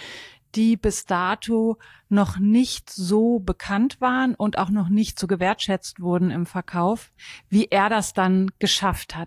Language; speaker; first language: German; native; German